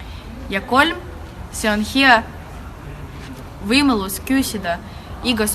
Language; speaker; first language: Estonian; non-native, local second language; Russian